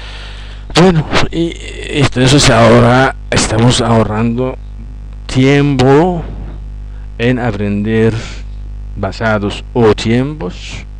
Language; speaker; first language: Spanish; non-native, fluent; Arabic